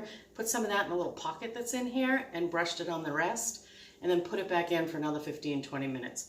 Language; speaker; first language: English; native; English